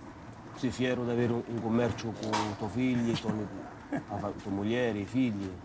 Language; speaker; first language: Italian; early bilingual, heritage; Italian